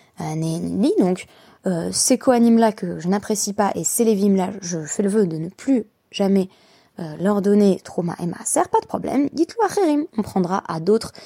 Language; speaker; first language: French; native; French